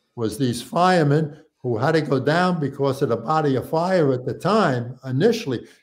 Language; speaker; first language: English; native; English